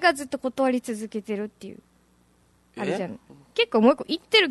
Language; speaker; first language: Japanese; native; Japanese